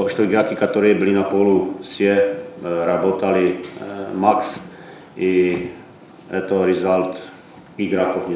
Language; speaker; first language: Russian; non-native, learner; Czech